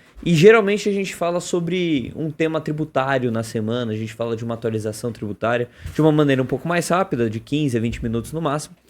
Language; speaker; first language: Portuguese; native; Portuguese